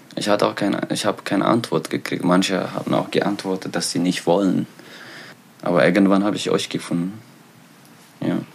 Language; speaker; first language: German; non-native, learner; Tigrinya